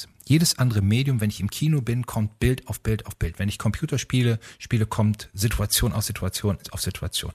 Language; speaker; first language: German; native; German